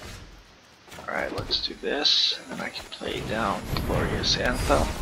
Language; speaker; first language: English; native; English